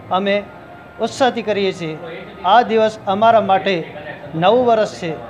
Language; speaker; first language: Gujarati; non-native, local second language; Sindhi